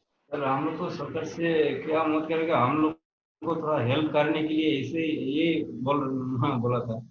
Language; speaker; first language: Hindi; non-native, local second language; Bangla